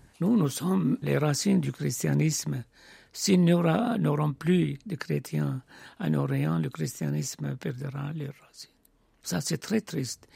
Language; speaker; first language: French; non-native, fluent; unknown